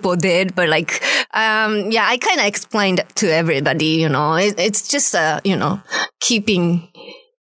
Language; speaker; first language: English; non-native, fluent; Japanese